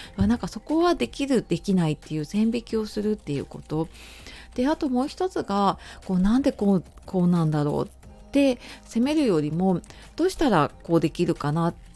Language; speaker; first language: Japanese; native; Japanese